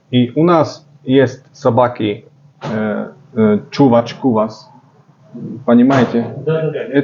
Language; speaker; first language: Russian; non-native, learner; Slovak